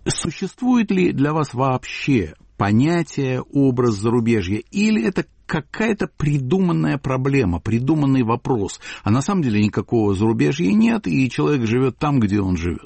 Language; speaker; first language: Russian; native; Russian